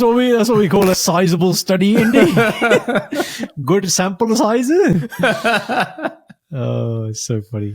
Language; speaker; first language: English; early bilingual, other home language; Punjabi